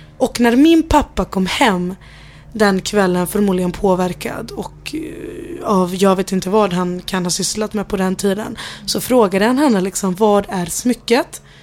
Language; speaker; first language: Swedish; early bilingual, other home language; Spanish